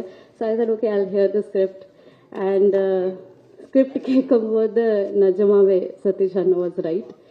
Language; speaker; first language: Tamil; non-native, learner; Marathi